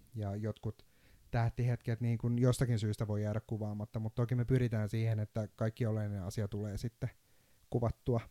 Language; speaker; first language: Finnish; non-native, fluent; Turkish